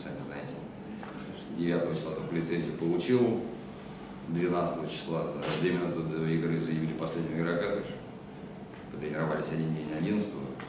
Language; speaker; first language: Russian; native; Russian